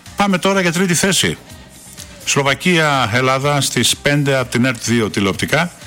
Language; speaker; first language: Greek; native; Greek